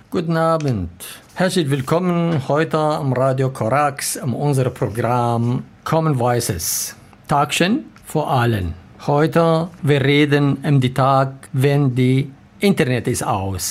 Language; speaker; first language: German; non-native, learner; Arabic